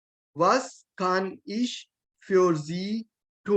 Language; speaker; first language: German; non-native, fluent; Hindi